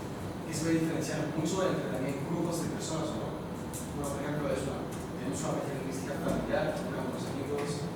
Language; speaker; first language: Spanish; non-native, learner; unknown